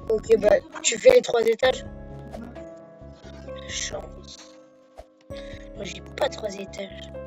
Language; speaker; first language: French; native; French